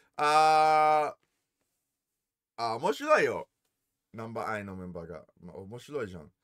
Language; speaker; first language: Japanese; non-native, learner; English